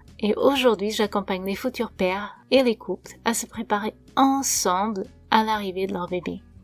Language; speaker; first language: French; non-native, fluent; Portuguese